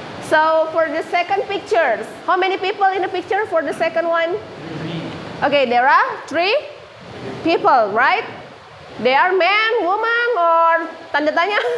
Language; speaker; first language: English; non-native, fluent; Indonesian